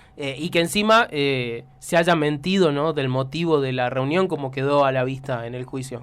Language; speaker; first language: Spanish; native; Spanish